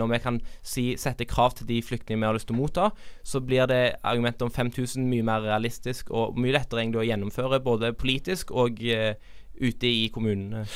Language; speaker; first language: Norwegian; native; Norwegian